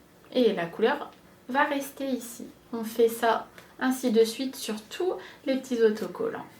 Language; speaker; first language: French; native; French